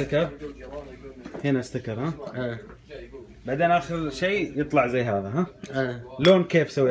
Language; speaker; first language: Arabic; non-native, learner; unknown